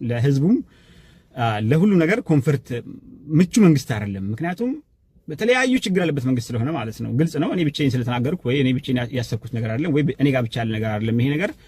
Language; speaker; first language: Amharic; non-native, local second language; Afar